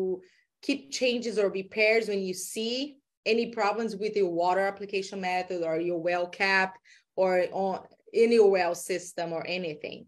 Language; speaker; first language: English; non-native, fluent; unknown